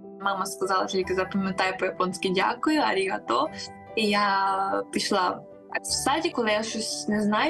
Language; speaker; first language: Ukrainian; early bilingual, heritage; Ukrainian